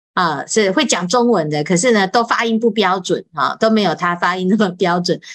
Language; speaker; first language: Chinese; native; Chinese